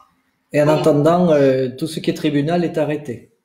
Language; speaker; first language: French; native; French